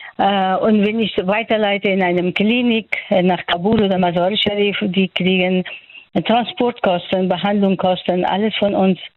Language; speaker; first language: German; non-native, fluent; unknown